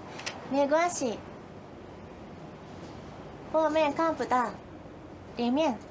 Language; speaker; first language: Chinese; non-native, learner; Japanese